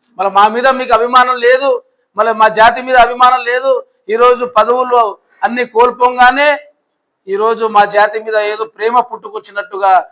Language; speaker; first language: Telugu; non-native, local second language; Lambadi